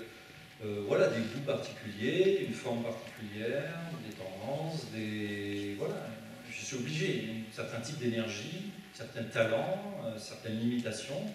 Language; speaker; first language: French; native; French